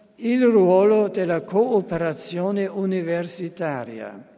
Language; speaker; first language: Italian; non-native, fluent; German